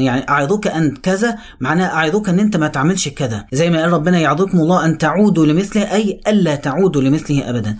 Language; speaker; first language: Arabic; native; Arabic